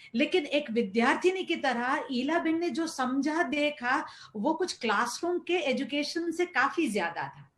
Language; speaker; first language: Hindi; non-native, local second language; Gujarati